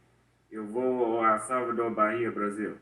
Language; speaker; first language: Portuguese; non-native, learner; English